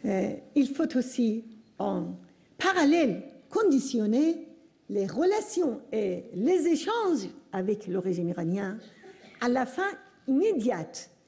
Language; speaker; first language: French; non-native, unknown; Persian